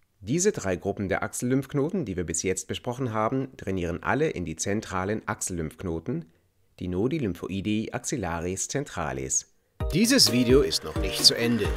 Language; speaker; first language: German; native; German